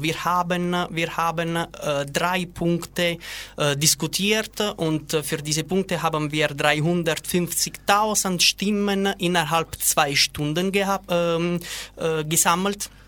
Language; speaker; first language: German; non-native, learner; Italian